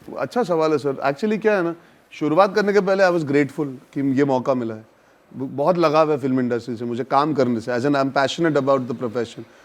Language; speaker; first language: Hindi; native; Hindi